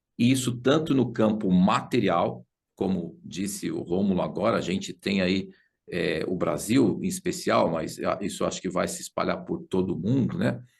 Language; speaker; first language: Portuguese; native; Portuguese